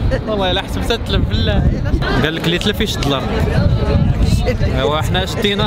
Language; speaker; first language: Arabic; native; Arabic